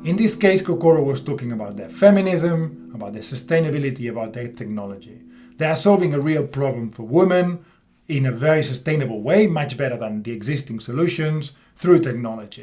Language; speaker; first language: English; non-native, fluent; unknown